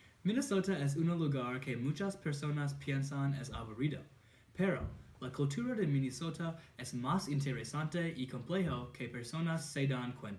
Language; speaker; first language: Spanish; non-native, learner; English